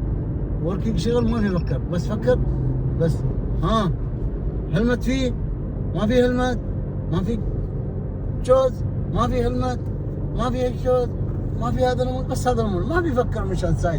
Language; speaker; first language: Arabic; non-native, learner; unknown